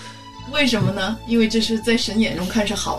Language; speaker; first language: Chinese; native; Chinese